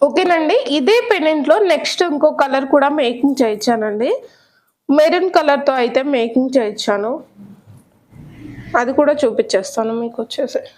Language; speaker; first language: Telugu; native; Telugu